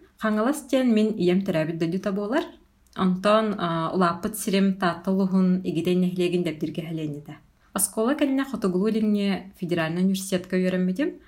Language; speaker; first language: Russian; non-native, local second language; Yakut